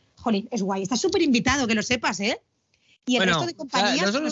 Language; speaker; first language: Spanish; native; Spanish